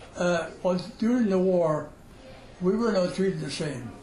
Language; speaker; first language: English; non-native, fluent; French